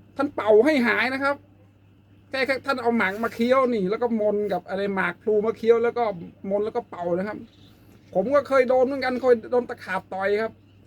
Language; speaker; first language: Thai; non-native, local second language; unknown